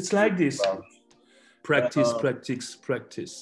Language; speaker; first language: English; non-native, learner; French